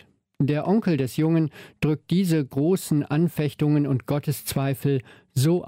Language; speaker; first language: German; native; German